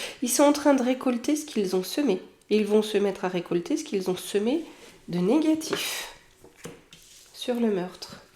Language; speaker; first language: French; native; French